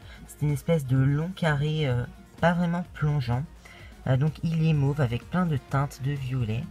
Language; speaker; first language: French; native; French